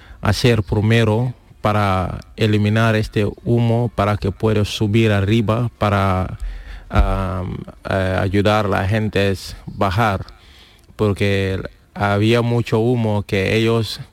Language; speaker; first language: Spanish; non-native, learner; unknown